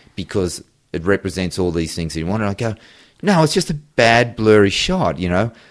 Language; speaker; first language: English; native; English